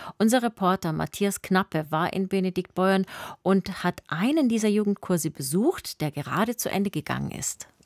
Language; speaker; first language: German; native; German